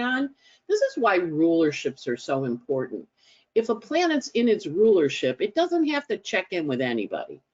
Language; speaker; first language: English; native; English